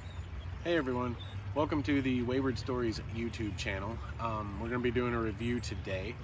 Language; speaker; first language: English; native; English